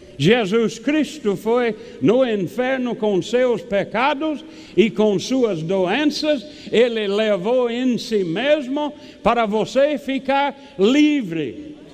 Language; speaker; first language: Portuguese; non-native, fluent; English